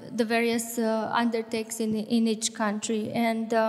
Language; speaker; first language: English; non-native, fluent; Romanian